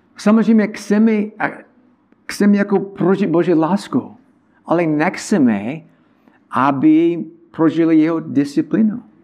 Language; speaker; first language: Czech; non-native, learner; English